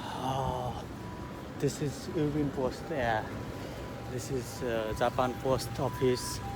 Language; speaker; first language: English; non-native, learner; Nepali